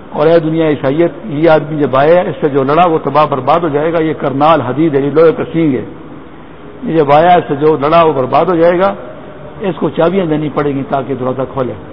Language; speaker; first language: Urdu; non-native, local second language; Pashto